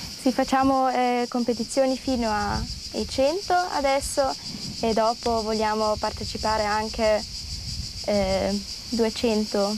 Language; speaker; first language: Italian; non-native, local second language; German